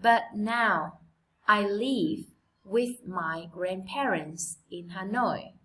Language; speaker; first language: English; non-native, fluent; Vietnamese